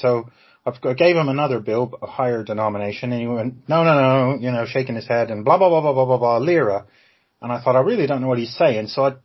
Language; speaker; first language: English; native; English